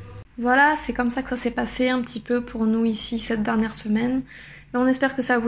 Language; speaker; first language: French; native; French